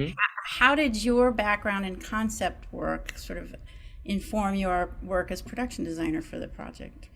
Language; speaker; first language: English; native; English